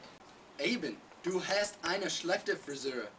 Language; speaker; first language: German; non-native, learner; English